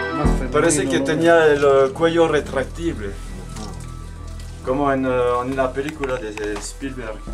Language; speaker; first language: Spanish; non-native, fluent; French